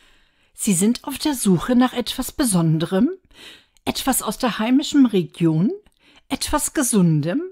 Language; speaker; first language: German; native; German